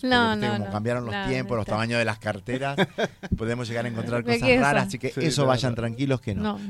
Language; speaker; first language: Spanish; native; Spanish